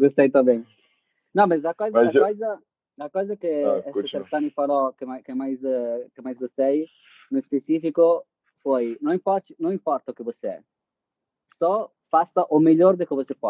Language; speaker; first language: Portuguese; non-native, fluent; Italian